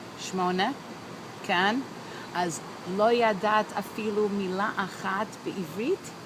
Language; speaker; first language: Hebrew; early bilingual, heritage; English